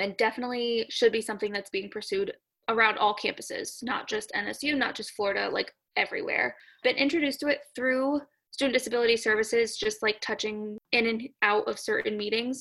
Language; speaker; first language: English; native; English